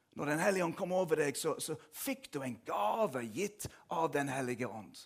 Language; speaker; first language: Norwegian; non-native, fluent; English